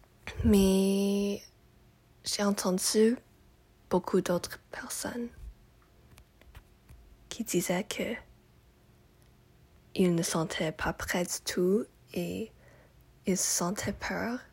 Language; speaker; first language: French; non-native, local second language; English